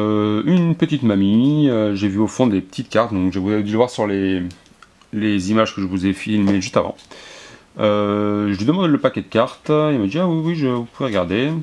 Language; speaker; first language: French; native; French